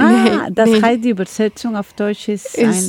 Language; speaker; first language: German; non-native, learner; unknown